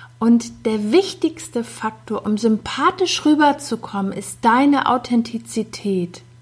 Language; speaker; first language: German; native; German